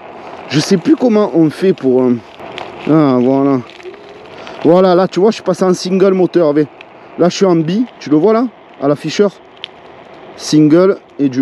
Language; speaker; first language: French; native; French